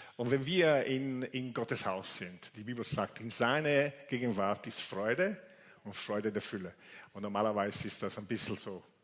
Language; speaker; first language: German; non-native, fluent; Italian